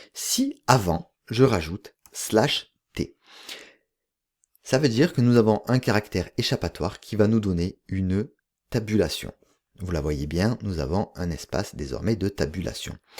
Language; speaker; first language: French; native; French